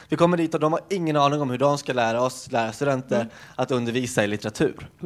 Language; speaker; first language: Swedish; native; Swedish